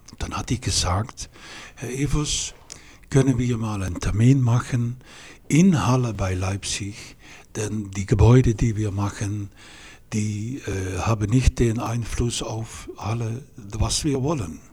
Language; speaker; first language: German; non-native, fluent; Dutch